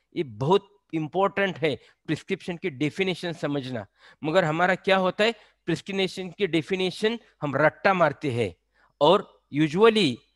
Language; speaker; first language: Hindi; non-native, local second language; Marathi